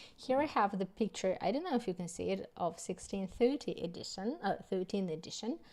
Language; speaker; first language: English; non-native, fluent; Russian